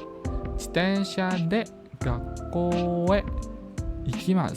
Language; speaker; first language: Japanese; non-native, fluent; Indonesian